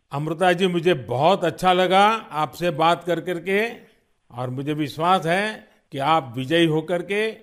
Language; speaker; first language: Hindi; non-native, local second language; Gujarati